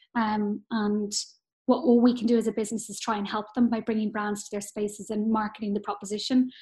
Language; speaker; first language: English; native; English